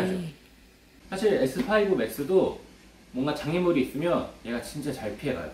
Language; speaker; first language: Korean; native; Korean